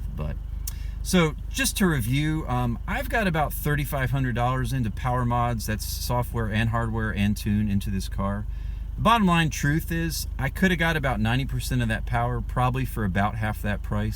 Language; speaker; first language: English; native; English